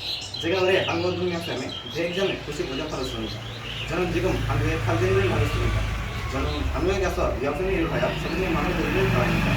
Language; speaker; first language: Korean; non-native, learner; Bangla